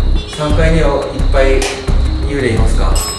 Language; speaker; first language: Japanese; non-native, learner; Filipino